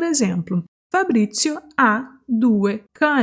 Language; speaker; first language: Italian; non-native, fluent; Portuguese